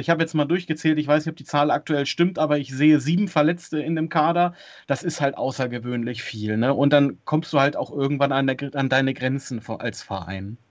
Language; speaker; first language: German; native; German